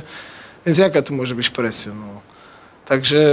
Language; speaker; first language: Polish; non-native, fluent; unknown